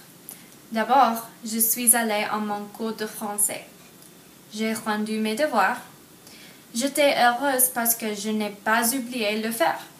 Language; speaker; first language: French; non-native, learner; English